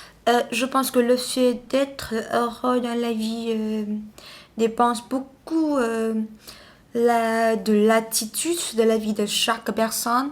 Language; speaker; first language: French; non-native, learner; Vietnamese